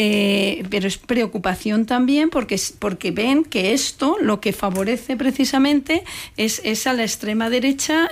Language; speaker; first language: Spanish; native; Spanish